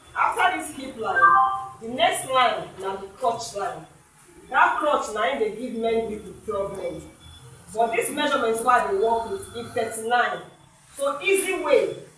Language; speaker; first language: Nigerian Pidgin; native; Nigerian Pidgin